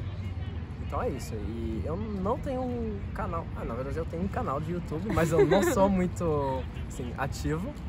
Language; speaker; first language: Portuguese; non-native, fluent; French